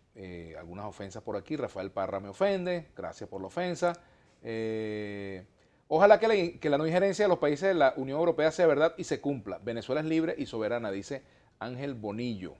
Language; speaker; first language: Spanish; native; Spanish